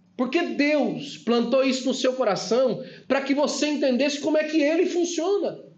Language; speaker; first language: Portuguese; native; Portuguese